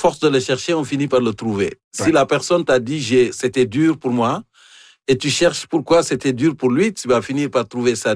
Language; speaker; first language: French; native; French